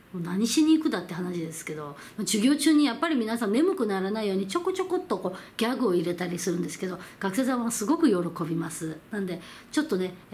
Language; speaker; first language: Japanese; non-native, fluent; Korean